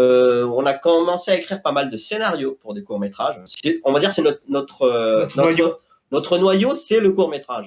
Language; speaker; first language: French; native; French